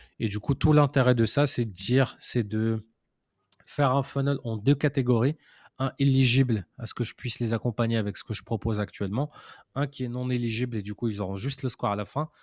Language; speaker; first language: French; non-native, local second language; Arabic